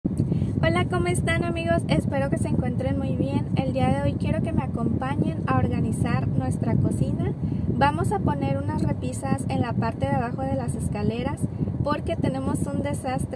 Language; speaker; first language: Spanish; native; Spanish